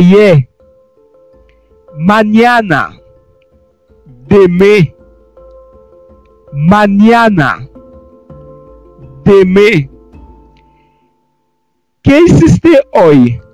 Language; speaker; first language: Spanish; non-native, fluent; Haitian Creole